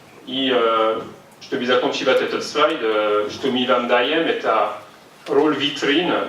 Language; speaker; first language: Russian; non-native, fluent; French